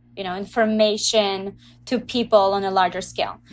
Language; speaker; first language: English; early bilingual, other home language; Russian